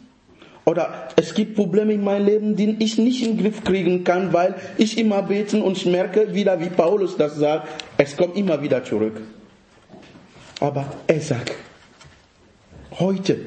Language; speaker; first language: German; non-native, fluent; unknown